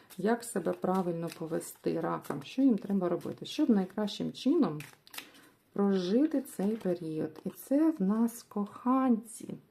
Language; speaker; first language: Ukrainian; non-native, local second language; Russian